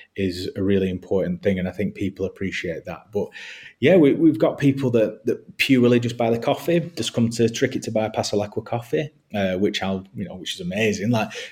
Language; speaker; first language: English; native; English